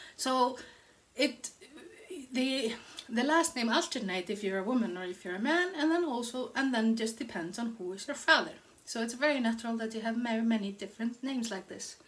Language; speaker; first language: English; non-native, fluent; Icelandic